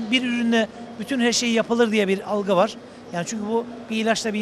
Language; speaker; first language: Turkish; native; Turkish